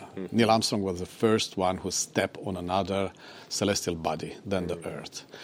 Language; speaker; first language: English; non-native, fluent; Romanian